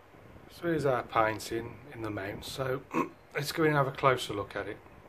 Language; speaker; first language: English; native; English